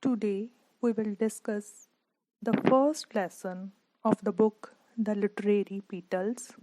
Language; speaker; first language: English; non-native, local second language; Punjabi